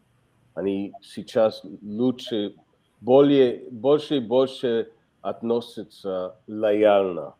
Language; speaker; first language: Russian; non-native, fluent; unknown